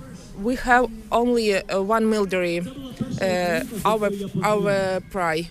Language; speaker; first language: English; non-native, learner; Ukrainian